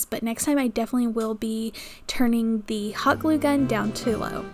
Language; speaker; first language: English; native; English